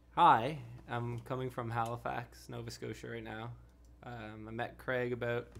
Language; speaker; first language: English; native; English